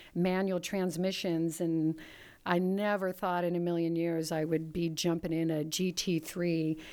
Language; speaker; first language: English; early bilingual, other home language; Italian